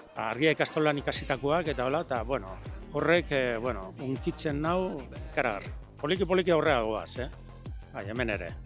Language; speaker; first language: Basque; native; Basque